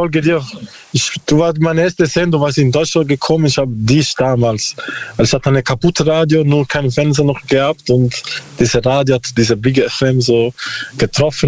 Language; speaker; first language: German; non-native, learner; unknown